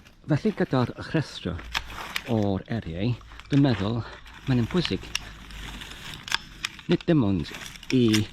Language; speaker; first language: Welsh; non-native, fluent; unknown